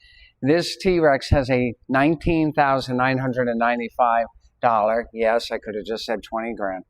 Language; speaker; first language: English; native; English